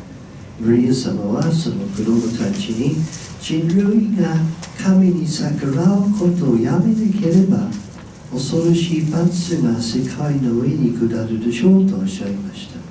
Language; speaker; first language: Japanese; non-native, fluent; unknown